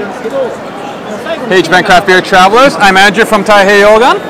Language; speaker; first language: English; native; English